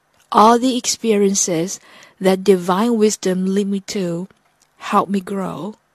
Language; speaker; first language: English; non-native, fluent; Chinese